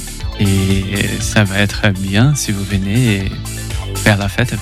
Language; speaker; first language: French; non-native, fluent; Portuguese